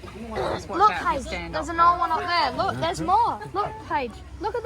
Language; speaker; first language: English; native; English